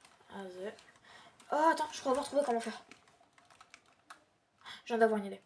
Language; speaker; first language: French; native; French